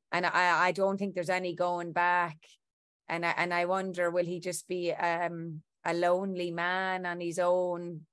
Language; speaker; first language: English; native; English